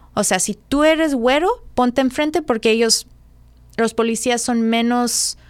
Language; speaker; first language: Spanish; early bilingual, heritage; Spanish